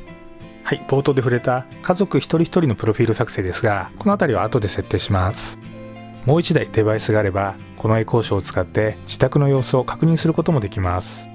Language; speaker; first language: Japanese; native; Japanese